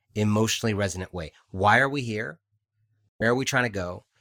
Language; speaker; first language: English; native; English